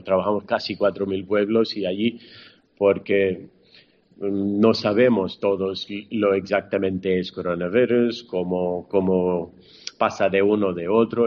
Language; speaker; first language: Spanish; non-native, fluent; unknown